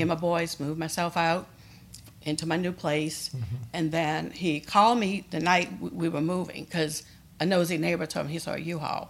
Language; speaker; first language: English; native; English